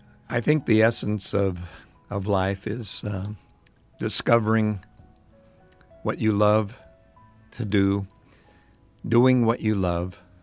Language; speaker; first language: English; native; English